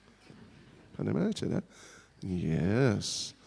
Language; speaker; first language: Russian; non-native, learner; English